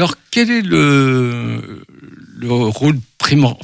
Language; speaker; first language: French; native; French